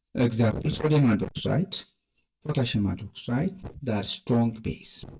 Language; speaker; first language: English; non-native, local second language; Amharic